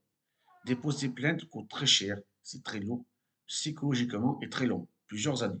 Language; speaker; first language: French; native; French